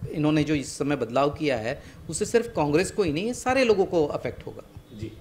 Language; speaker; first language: Hindi; non-native, local second language; Marathi